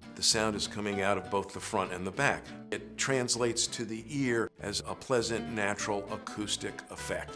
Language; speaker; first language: English; native; English